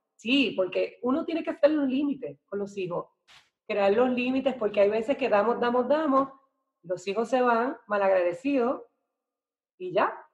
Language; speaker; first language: Spanish; native; Spanish